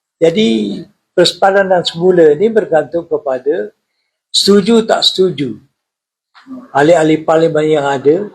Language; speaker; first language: Malay; native; Malay